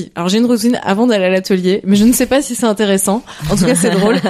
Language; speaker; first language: French; native; French